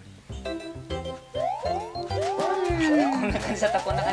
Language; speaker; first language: Japanese; native; Japanese